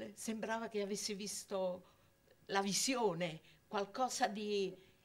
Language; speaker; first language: Italian; native; Italian